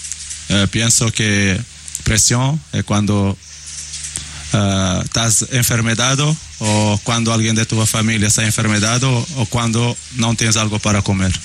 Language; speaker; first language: Spanish; non-native, learner; Portuguese